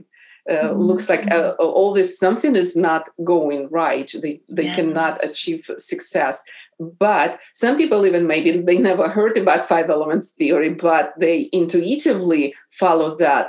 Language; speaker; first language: English; non-native, fluent; Russian